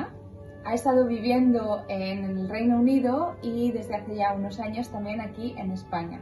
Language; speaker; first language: Spanish; native; Spanish